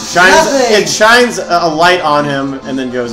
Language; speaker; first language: English; native; English